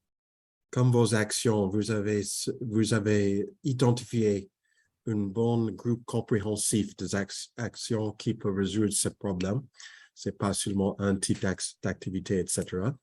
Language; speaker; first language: French; non-native, fluent; English